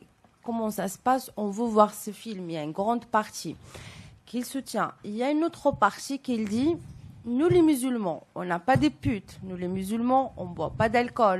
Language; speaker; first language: French; non-native, local second language; Arabic